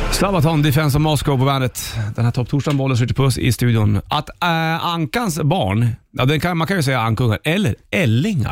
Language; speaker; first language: Swedish; native; Swedish